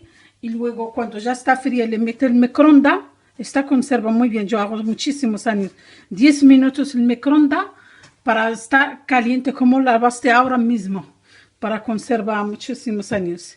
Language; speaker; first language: Spanish; non-native, learner; Arabic